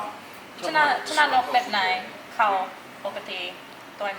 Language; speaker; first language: Thai; non-native, learner; English